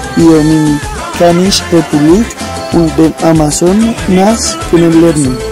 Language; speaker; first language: German; non-native, learner; Spanish